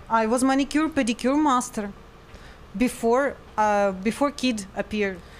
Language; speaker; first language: English; non-native, learner; Ukrainian